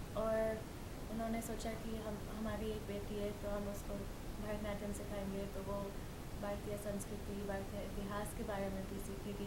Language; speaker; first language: Hindi; early bilingual, heritage; Hindi